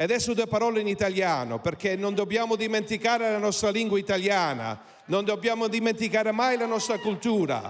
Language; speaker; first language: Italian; early bilingual, heritage; Italian